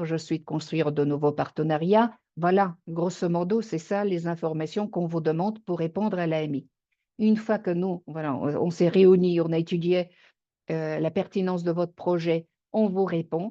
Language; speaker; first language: French; native; French